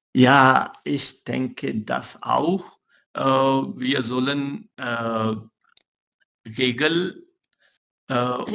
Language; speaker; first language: German; non-native, learner; Urdu